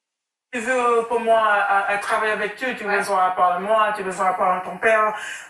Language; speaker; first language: French; non-native, learner; English